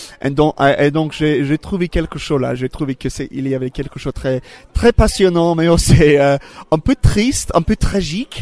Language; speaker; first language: French; non-native, fluent; English